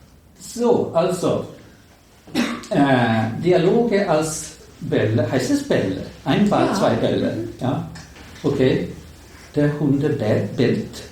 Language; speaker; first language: German; non-native, learner; Swedish